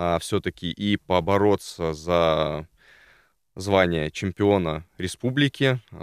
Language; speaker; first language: Russian; native; Russian